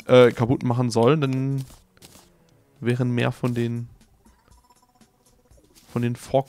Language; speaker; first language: German; native; German